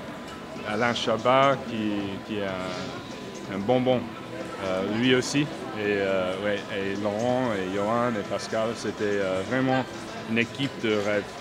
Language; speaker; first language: French; non-native, fluent; English